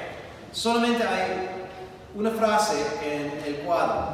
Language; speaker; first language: Spanish; non-native, fluent; English